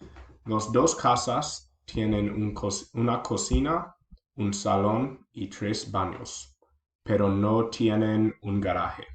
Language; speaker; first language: Spanish; non-native, learner; English